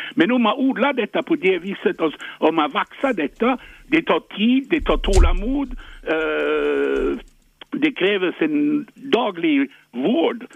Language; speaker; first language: Swedish; non-native, fluent; French